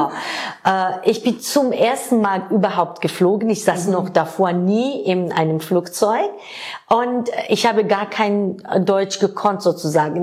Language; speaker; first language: German; non-native, fluent; Georgian